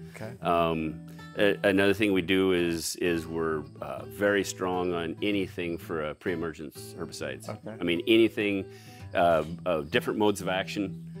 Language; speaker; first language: English; native; English